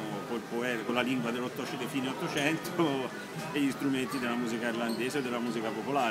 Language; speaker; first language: Italian; native; Italian